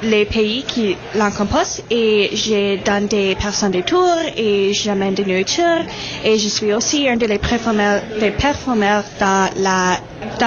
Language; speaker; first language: French; native; French